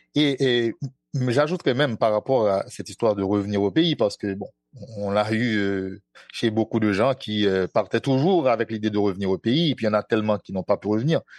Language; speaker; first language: French; non-native, local second language; Haitian Creole